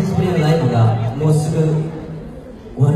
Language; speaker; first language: Japanese; non-native, fluent; Korean